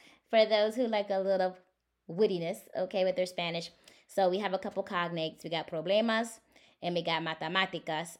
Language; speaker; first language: English; native; English